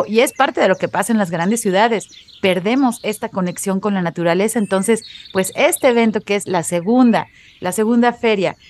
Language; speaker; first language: Spanish; native; Spanish